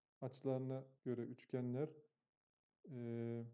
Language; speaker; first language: Turkish; native; Turkish